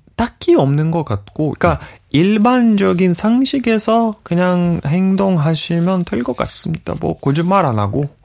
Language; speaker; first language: Korean; non-native, fluent; Russian